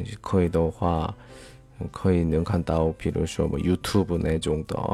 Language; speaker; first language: Chinese; non-native, fluent; Korean